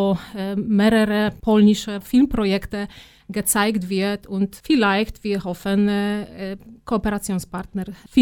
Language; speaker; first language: German; non-native, fluent; Polish